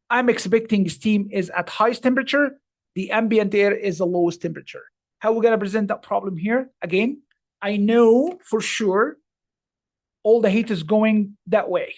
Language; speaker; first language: English; non-native, fluent; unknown